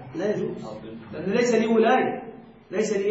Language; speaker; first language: Arabic; native; Arabic